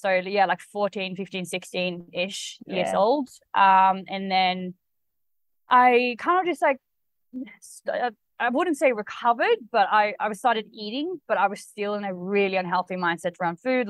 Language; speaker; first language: English; non-native, fluent; Swedish